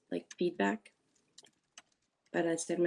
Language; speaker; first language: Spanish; non-native, learner; English